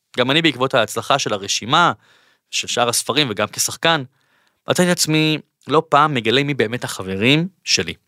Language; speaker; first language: Hebrew; native; Hebrew